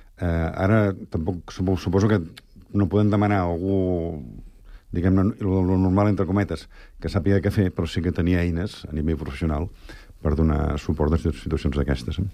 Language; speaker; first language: Catalan; native; Catalan